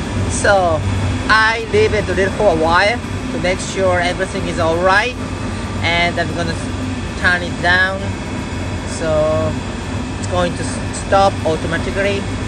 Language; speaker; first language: English; non-native, learner; Japanese